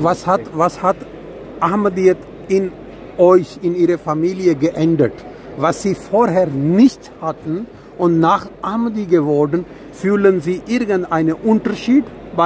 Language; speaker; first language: German; non-native, learner; Urdu